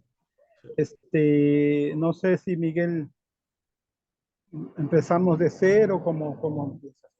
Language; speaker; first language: Spanish; native; Spanish